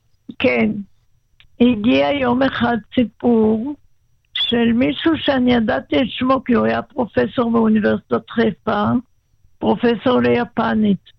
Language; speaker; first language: Hebrew; non-native, local second language; German